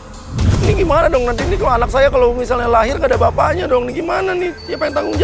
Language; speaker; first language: Indonesian; native; Indonesian